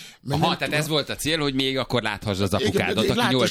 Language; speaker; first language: Hungarian; native; Hungarian